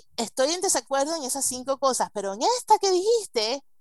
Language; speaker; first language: Spanish; early bilingual, heritage; Spanish